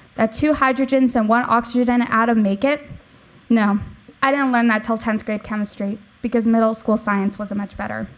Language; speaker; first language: English; native; English